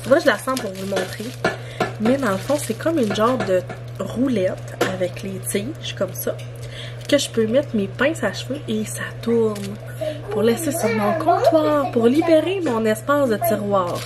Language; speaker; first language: French; native; French